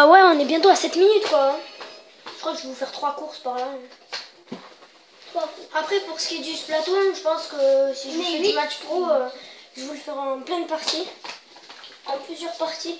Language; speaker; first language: French; native; French